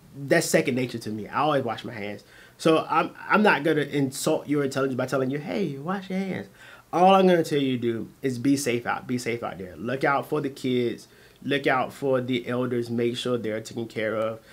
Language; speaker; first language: English; native; English